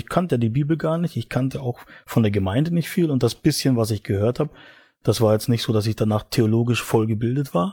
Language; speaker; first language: German; native; German